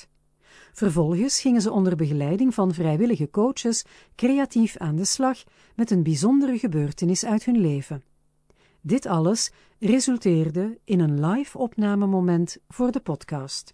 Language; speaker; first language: Dutch; native; Dutch